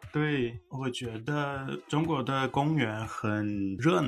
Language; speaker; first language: Chinese; early bilingual, heritage; Chinese